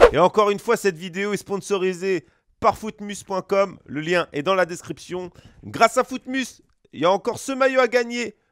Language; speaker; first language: French; native; French